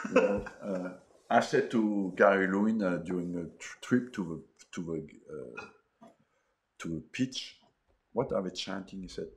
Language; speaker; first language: English; non-native, fluent; French